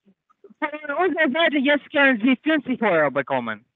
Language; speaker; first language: German; non-native, learner; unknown